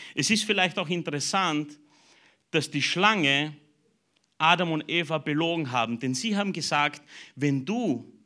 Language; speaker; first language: German; native; German